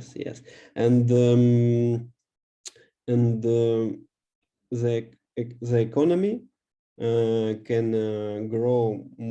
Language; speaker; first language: English; non-native, learner; Russian